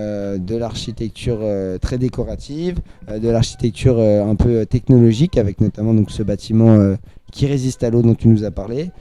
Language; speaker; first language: French; native; French